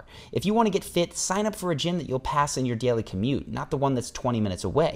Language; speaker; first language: English; native; English